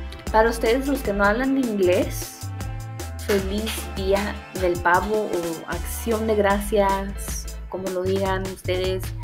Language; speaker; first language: Spanish; early bilingual, heritage; Spanish